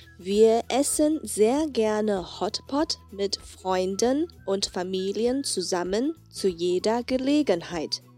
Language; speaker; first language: German; non-native, fluent; Chinese